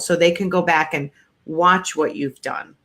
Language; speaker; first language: English; native; English